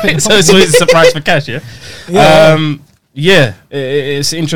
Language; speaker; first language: English; native; English